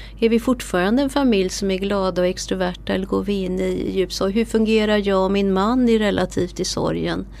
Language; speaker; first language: Swedish; native; Swedish